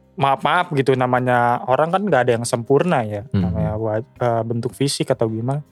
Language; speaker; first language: Indonesian; native; Indonesian